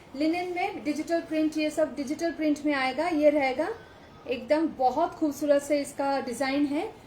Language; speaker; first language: Hindi; non-native, local second language; Bangla